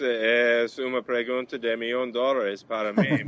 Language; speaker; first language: Portuguese; non-native, fluent; English